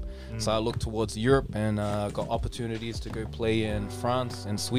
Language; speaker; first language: English; native; English